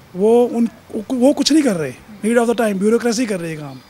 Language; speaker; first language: Hindi; native; Hindi